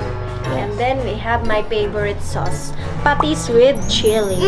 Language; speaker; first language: English; non-native, local second language; Filipino